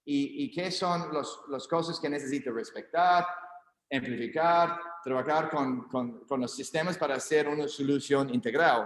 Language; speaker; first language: Spanish; non-native, learner; English